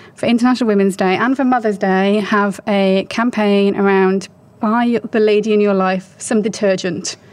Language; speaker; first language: English; native; English